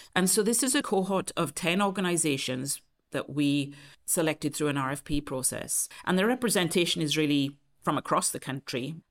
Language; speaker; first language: English; native; English